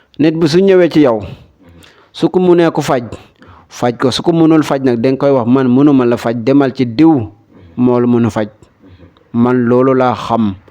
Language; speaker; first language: Wolof; non-native, local second language; Serer